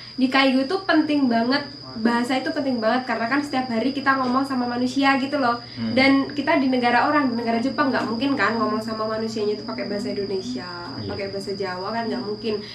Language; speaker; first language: Indonesian; native; Indonesian